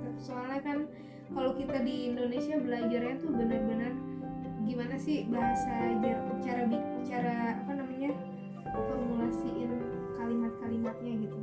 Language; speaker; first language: Indonesian; native; Indonesian